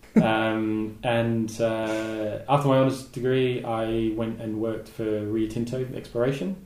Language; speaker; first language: English; native; English